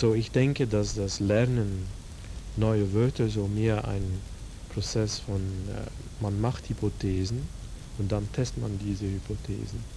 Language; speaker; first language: German; non-native, fluent; Dutch